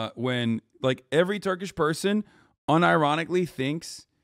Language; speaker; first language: English; early bilingual, other home language; Turkish